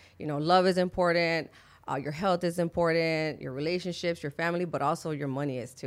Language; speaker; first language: English; early bilingual, other home language; Spanish